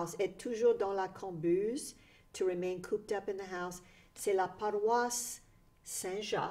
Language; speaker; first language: French; native; French